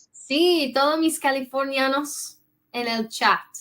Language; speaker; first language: Spanish; early bilingual, heritage; English